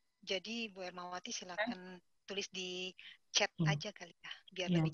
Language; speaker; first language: Indonesian; native; Indonesian